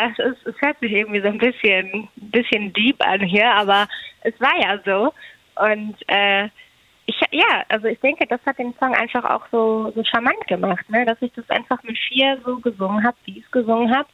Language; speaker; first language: German; native; German